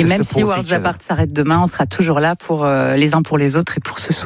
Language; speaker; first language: French; native; French